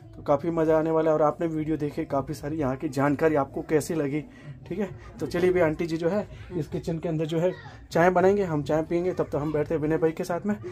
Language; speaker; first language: Hindi; non-native, local second language; Gujarati